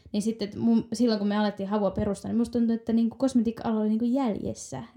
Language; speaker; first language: Finnish; native; Finnish